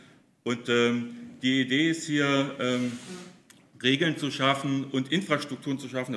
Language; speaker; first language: German; native; German